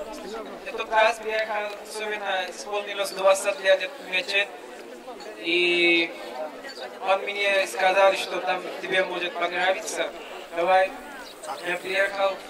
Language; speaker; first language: Russian; non-native, learner; Bangla